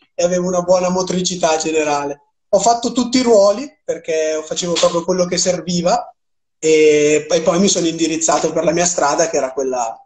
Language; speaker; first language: Italian; native; Italian